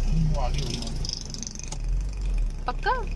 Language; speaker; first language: Hindi; non-native, learner; Arabic